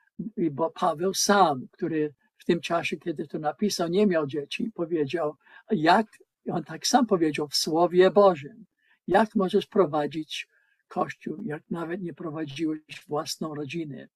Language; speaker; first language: Polish; non-native, learner; English